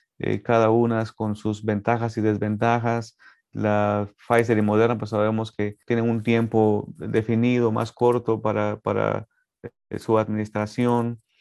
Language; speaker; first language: Spanish; native; Spanish